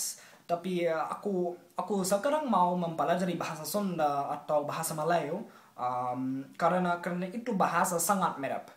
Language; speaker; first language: Indonesian; non-native, learner; English